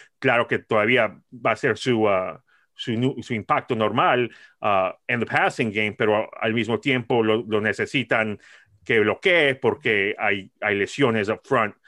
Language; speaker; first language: Spanish; early bilingual, heritage; Spanish